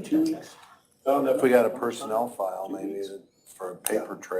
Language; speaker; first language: English; native; English